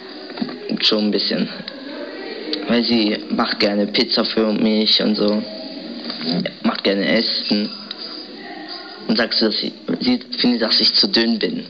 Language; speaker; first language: German; early bilingual, other home language; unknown